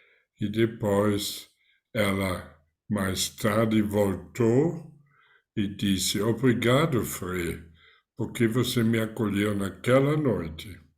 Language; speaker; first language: Portuguese; non-native, fluent; German